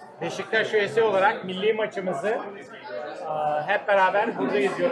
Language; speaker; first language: Turkish; native; Turkish